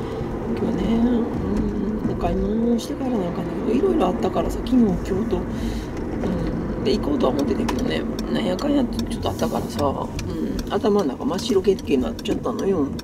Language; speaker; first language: Japanese; native; Japanese